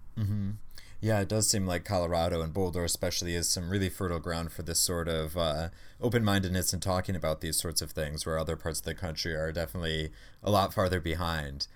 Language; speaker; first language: English; native; English